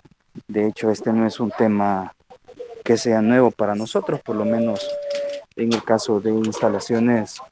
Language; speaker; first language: Spanish; native; Spanish